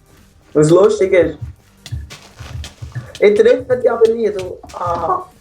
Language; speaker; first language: German; native; German